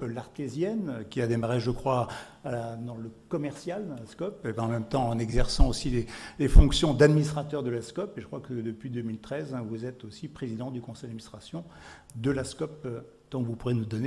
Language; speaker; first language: French; native; French